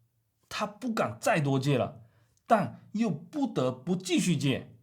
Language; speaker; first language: Chinese; native; Chinese